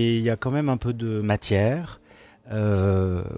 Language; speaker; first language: French; native; French